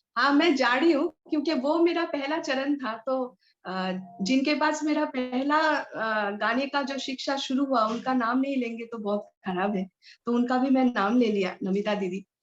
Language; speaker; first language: Hindi; non-native, local second language; Bangla